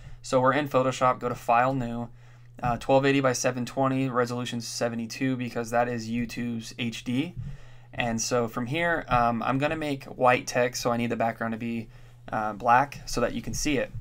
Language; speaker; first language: English; native; English